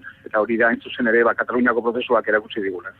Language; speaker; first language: Basque; native; Basque